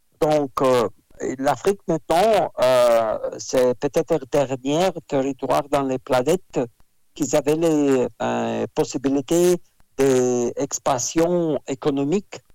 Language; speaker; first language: French; non-native, fluent; Russian